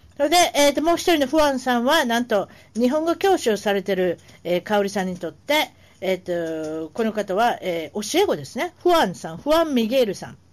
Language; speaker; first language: Japanese; native; Japanese